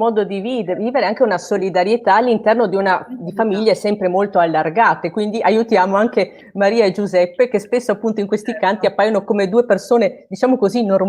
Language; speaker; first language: Italian; native; Italian